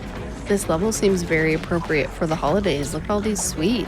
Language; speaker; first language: English; native; English